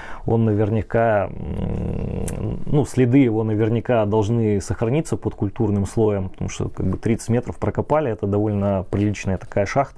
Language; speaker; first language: Russian; native; Russian